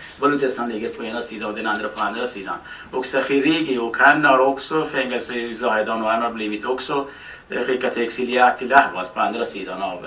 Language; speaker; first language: Swedish; non-native, fluent; Baluchi